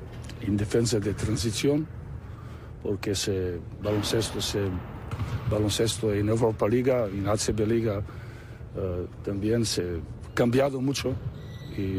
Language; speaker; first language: Spanish; non-native, fluent; Serbian